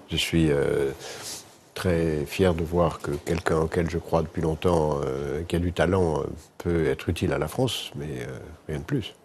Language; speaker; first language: French; native; French